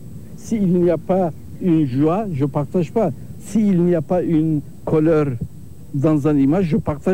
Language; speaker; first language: French; non-native, learner; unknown